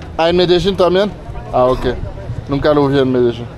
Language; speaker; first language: Spanish; non-native, fluent; French